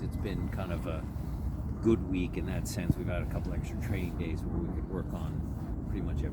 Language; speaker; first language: English; native; English